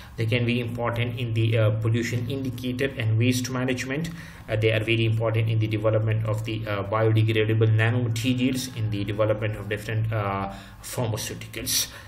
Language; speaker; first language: English; non-native, local second language; Urdu